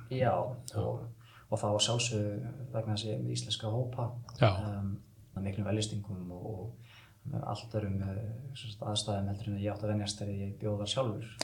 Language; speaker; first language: Icelandic; early bilingual, heritage; Icelandic